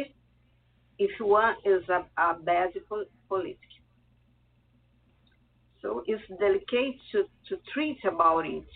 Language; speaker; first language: English; non-native, learner; Portuguese